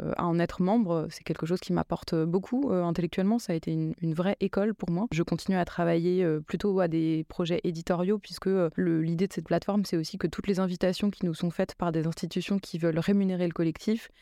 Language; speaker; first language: French; native; French